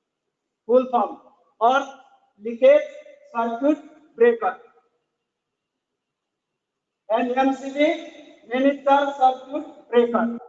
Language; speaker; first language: English; non-native, learner; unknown